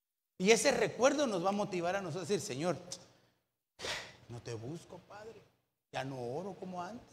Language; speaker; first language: Spanish; native; Spanish